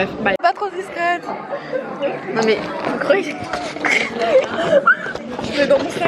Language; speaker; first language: French; native; French